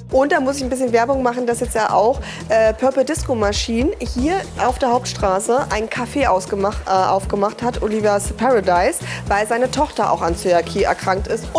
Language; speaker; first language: German; native; German